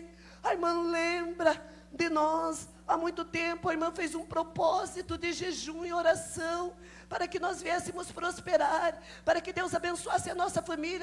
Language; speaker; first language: Portuguese; native; Portuguese